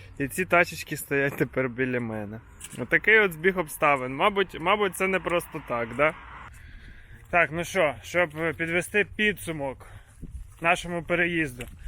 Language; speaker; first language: Ukrainian; native; Ukrainian